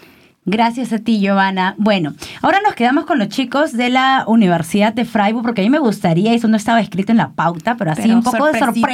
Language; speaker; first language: Spanish; native; Spanish